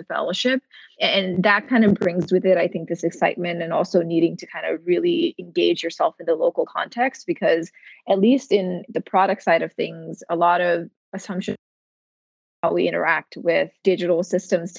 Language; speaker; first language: English; native; English